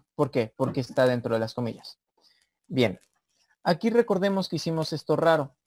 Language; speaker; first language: Spanish; native; Spanish